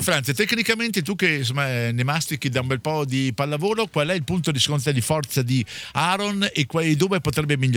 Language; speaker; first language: Italian; native; Italian